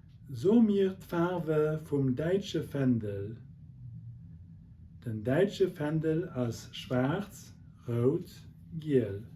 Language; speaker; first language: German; non-native, local second language; Luxembourgish